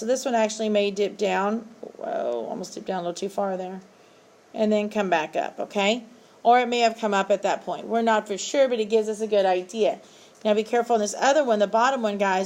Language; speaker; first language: English; native; English